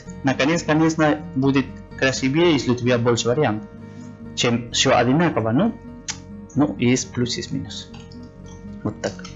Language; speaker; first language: Russian; non-native, learner; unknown